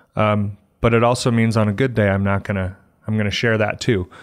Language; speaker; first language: English; native; English